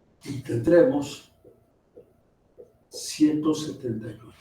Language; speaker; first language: Spanish; native; Spanish